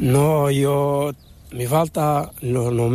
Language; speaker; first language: Spanish; non-native, learner; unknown